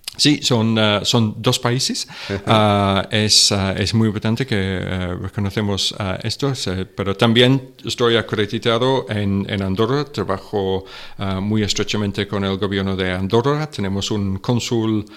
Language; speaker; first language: Spanish; non-native, fluent; English